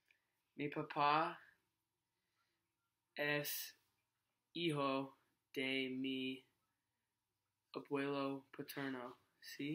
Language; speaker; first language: Spanish; non-native, learner; English